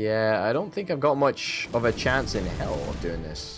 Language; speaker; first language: English; native; English